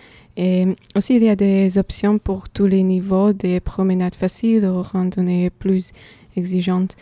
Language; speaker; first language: French; non-native, fluent; Slovak